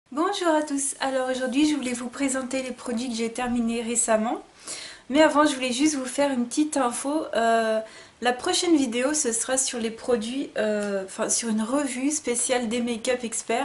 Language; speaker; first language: French; native; French